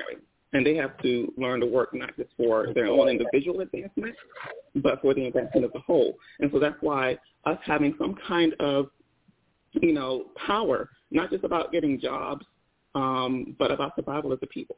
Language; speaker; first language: English; non-native, local second language; Igbo